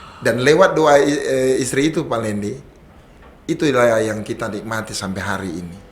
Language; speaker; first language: Indonesian; native; Indonesian